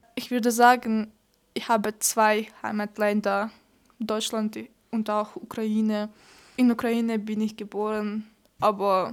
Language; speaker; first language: German; non-native, learner; Ukrainian